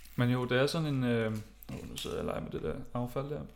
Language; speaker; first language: Danish; native; Danish